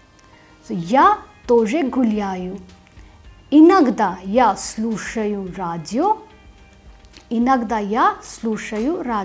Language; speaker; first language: Russian; non-native, fluent; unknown